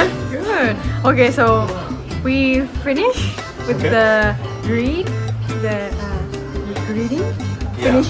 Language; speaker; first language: English; non-native, fluent; Japanese